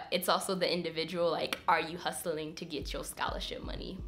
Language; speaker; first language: English; native; English